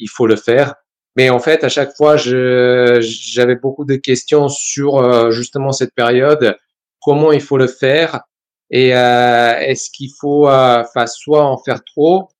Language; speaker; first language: French; non-native, fluent; Serbian